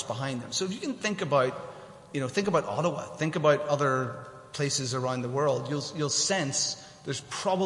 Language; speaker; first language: English; native; English